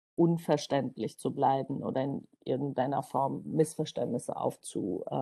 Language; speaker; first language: German; non-native, fluent; Georgian